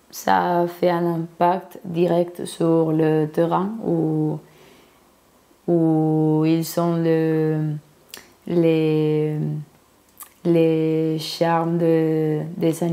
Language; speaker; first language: French; non-native, learner; Spanish